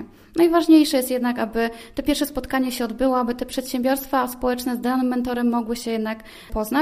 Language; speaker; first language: Polish; native; Polish